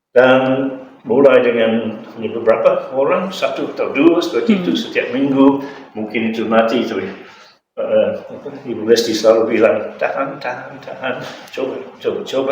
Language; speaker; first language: Indonesian; non-native, fluent; English